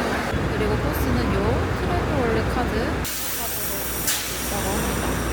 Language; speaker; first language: Korean; native; Korean